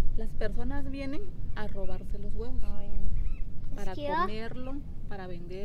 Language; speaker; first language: Spanish; native; Spanish